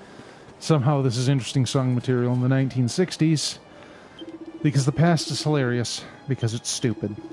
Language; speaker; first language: English; native; English